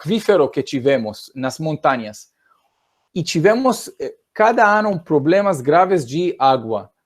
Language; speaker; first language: Portuguese; non-native, fluent; Hebrew